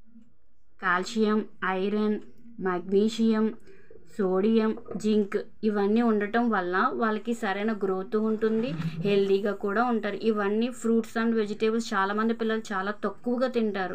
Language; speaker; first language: Telugu; native; Telugu